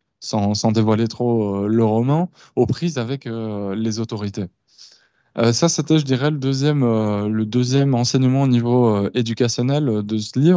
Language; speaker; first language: French; native; French